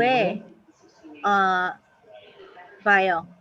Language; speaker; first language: Korean; non-native, learner; English